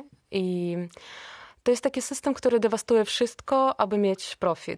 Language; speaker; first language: Polish; non-native, fluent; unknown